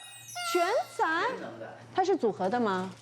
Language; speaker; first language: Chinese; native; Chinese